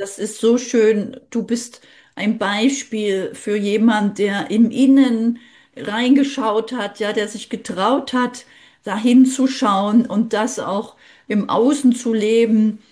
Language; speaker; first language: German; native; German